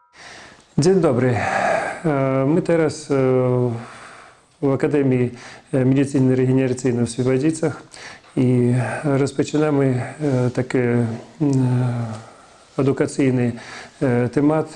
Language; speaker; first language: Polish; non-native, fluent; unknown